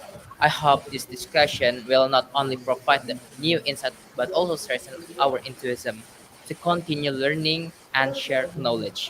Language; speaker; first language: English; non-native, learner; Indonesian